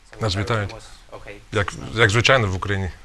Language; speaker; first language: Ukrainian; early bilingual, heritage; Ukrainian